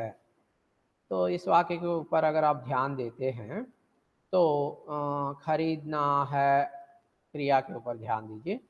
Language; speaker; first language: Hindi; non-native, local second language; Telugu